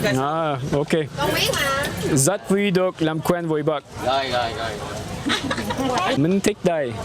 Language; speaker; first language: Vietnamese; non-native, learner; Turkish